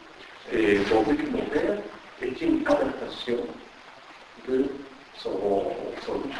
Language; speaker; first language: French; non-native, fluent; Persian